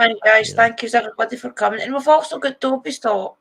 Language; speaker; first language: English; native; English